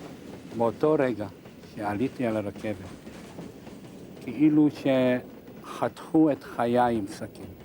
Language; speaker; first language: Hebrew; non-native, fluent; Hungarian